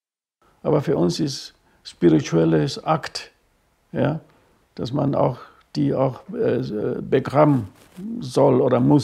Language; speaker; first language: German; non-native, fluent; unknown